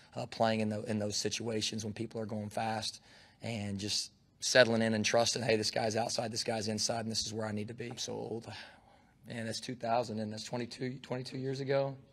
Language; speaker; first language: English; native; English